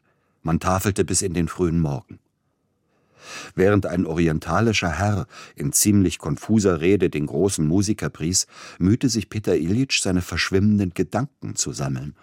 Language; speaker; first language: German; native; German